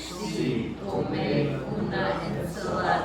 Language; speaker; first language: Spanish; non-native, learner; English